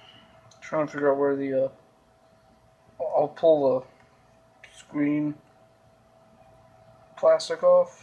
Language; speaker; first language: English; native; English